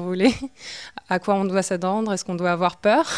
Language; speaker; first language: French; native; French